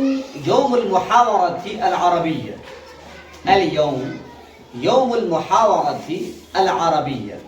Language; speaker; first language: Arabic; non-native, fluent; Urdu